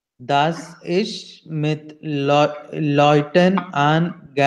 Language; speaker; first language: German; non-native, learner; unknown